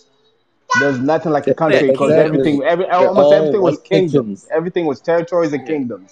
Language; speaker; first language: English; non-native, local second language; Luyia